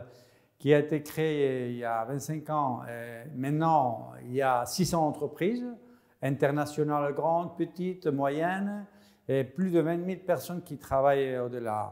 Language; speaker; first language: French; non-native, fluent; Spanish